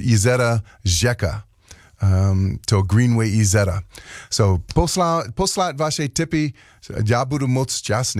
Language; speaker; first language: Czech; non-native, learner; English